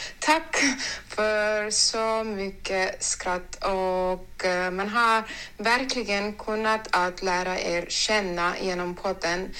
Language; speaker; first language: Swedish; non-native, learner; Estonian